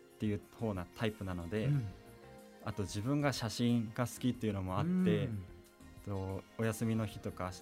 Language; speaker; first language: Japanese; native; Japanese